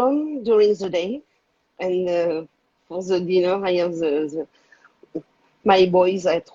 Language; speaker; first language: English; non-native, learner; French